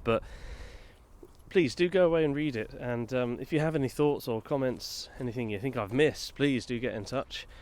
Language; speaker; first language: English; native; English